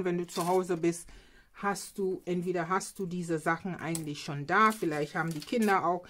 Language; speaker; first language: German; non-native, fluent; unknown